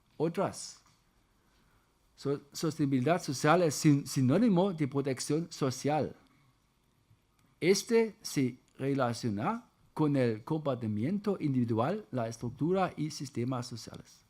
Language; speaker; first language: Spanish; non-native, fluent; German